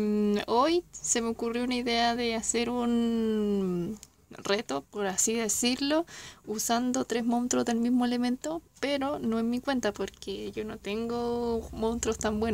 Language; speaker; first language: Spanish; native; Spanish